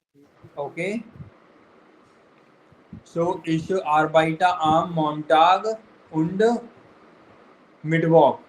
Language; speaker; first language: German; non-native, fluent; Hindi